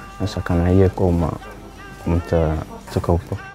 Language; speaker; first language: Dutch; non-native, learner; Portuguese